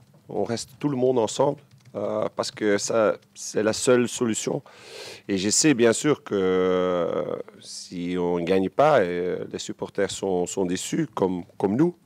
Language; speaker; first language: French; non-native, local second language; Dutch